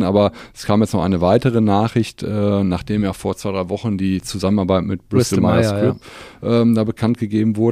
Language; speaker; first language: German; native; German